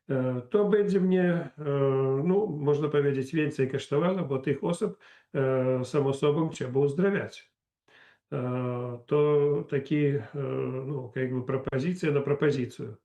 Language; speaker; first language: Polish; non-native, learner; Belarusian